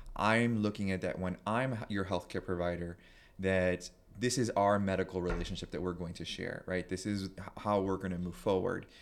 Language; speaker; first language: English; native; English